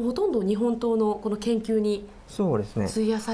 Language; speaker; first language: Japanese; native; Japanese